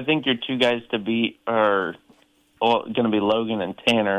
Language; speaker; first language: English; native; English